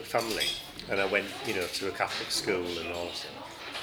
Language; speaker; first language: English; native; English